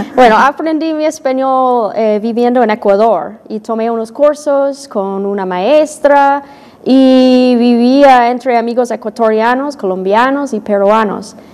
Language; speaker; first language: Spanish; non-native, fluent; English